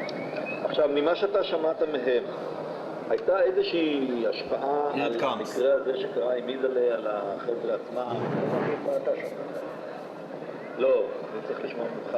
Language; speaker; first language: Hebrew; native; Hebrew